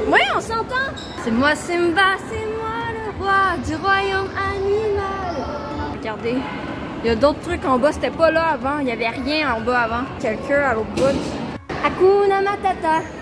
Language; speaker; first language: French; native; French